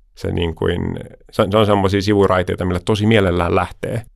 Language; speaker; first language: Finnish; early bilingual, heritage; Finnish